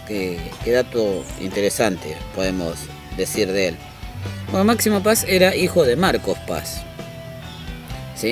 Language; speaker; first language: Spanish; native; Spanish